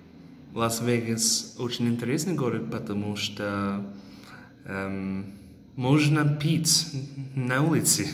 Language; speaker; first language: Russian; non-native, learner; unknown